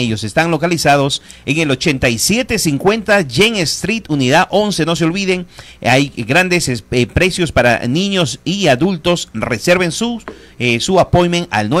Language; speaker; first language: Spanish; native; Spanish